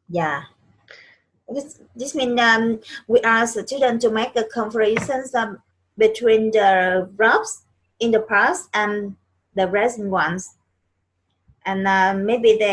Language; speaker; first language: English; non-native, learner; Vietnamese